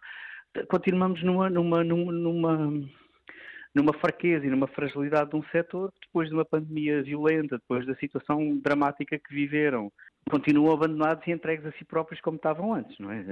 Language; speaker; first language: Portuguese; native; Portuguese